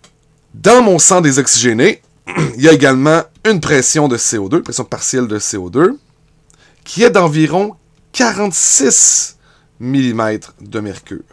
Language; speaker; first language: French; native; French